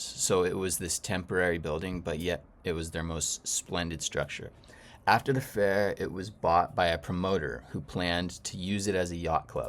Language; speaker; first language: English; native; English